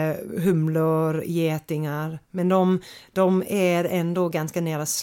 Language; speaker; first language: Swedish; non-native, fluent; English